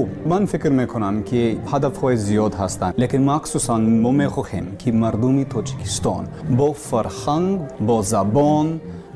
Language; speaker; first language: Persian; non-native, learner; English